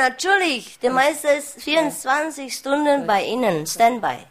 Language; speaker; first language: German; non-native, learner; Vietnamese